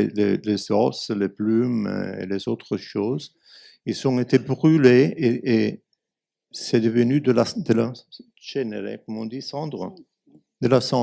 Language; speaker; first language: French; non-native, fluent; Italian